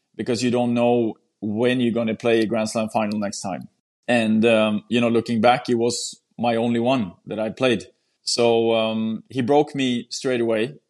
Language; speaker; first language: English; non-native, fluent; Swedish